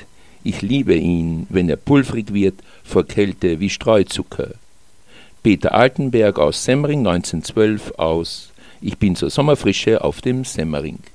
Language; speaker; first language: German; native; German